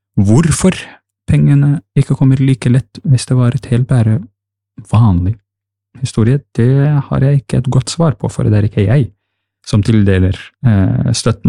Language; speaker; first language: Norwegian; non-native, fluent; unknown